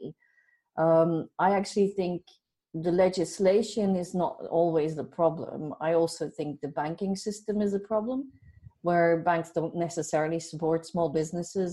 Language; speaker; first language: English; native; English